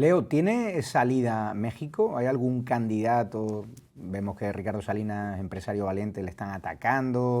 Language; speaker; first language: Spanish; native; Spanish